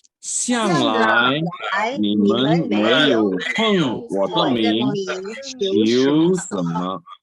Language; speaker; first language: Chinese; early bilingual, heritage; Chinese